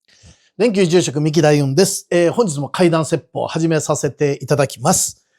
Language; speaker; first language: Japanese; native; Japanese